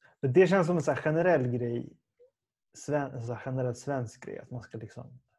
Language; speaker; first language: Swedish; early bilingual, other home language; Persian